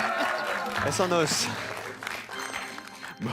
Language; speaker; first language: French; native; French